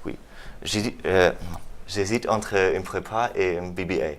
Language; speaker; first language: French; non-native, fluent; German